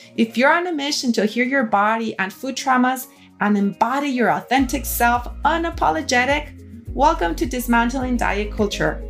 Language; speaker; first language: English; early bilingual, other home language; Spanish